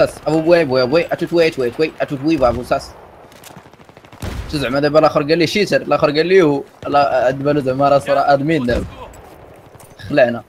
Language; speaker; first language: Arabic; native; Arabic